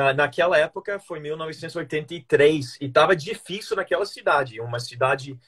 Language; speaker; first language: Portuguese; non-native, fluent; English